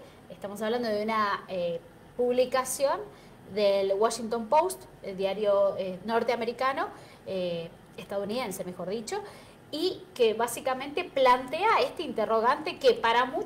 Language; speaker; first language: Spanish; native; Spanish